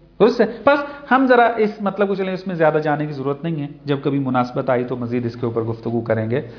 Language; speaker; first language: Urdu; native; Urdu